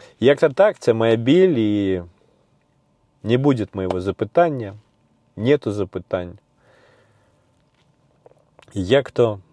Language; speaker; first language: Ukrainian; non-native, learner; Russian